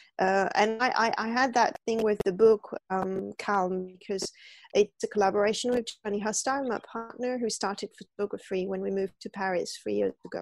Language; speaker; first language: English; non-native, fluent; French